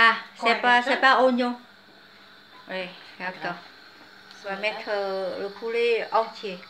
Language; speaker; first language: French; non-native, fluent; Vietnamese